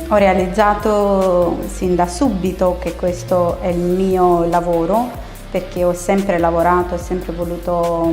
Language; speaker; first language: Italian; non-native, fluent; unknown